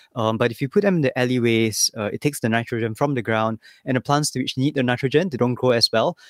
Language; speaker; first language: English; native; English